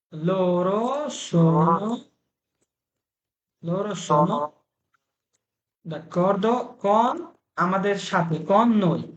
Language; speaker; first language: Italian; non-native, fluent; Bangla